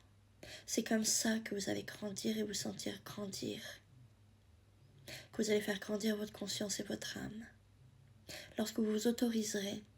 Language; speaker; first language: French; native; French